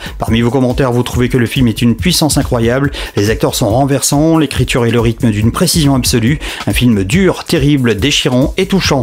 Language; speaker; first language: French; native; French